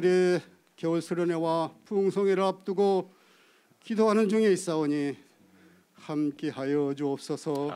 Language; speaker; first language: Korean; native; Korean